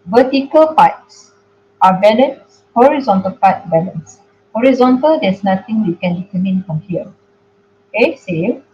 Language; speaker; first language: English; non-native, local second language; Malay